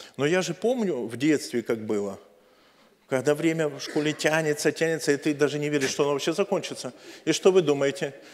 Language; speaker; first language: Russian; native; Russian